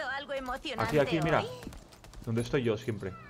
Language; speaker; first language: Spanish; native; Spanish